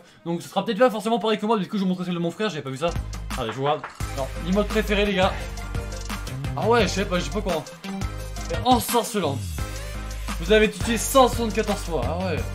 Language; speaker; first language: French; native; French